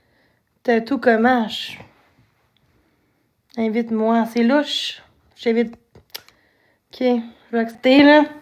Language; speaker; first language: French; native; French